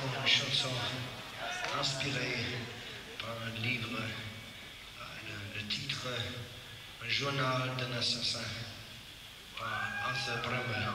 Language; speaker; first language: French; non-native, learner; English